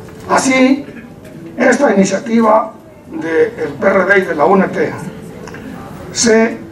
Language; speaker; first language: Spanish; native; Spanish